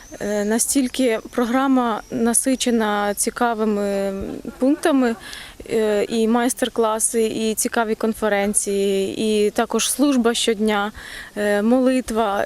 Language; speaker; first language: Ukrainian; native; Ukrainian